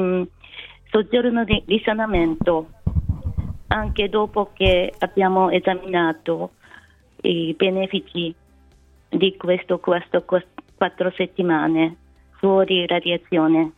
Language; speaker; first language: Italian; non-native, fluent; Japanese